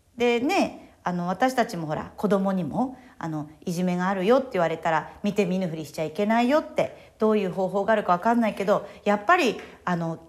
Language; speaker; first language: Japanese; native; Japanese